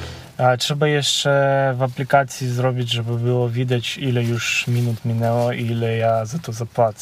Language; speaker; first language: Polish; non-native, fluent; Ukrainian